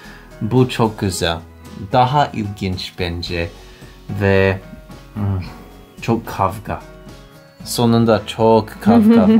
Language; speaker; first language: Turkish; non-native, learner; English